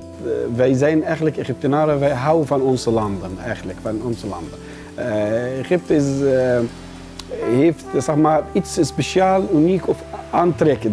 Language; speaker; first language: Dutch; non-native, fluent; Arabic